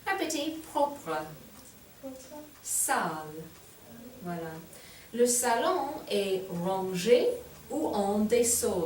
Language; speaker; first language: French; non-native, fluent; English